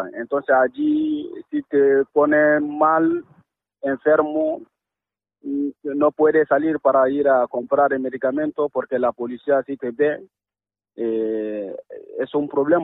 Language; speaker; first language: Spanish; non-native, learner; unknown